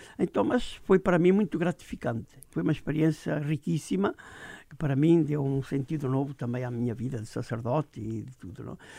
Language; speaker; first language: Portuguese; native; Portuguese